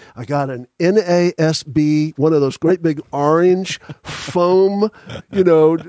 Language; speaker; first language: English; native; English